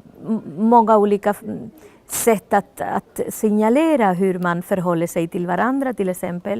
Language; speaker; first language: Swedish; non-native, fluent; Spanish